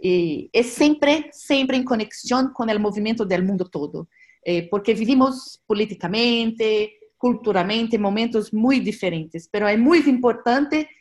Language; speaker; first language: Spanish; non-native, learner; Portuguese